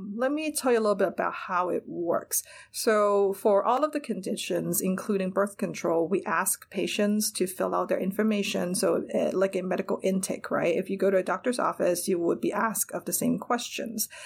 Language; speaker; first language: English; non-native, local second language; Cantonese